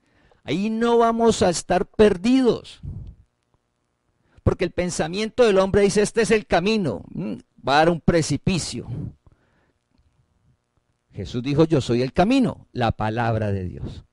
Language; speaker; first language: Spanish; native; Spanish